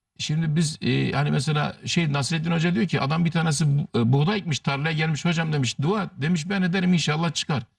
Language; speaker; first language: Turkish; native; Turkish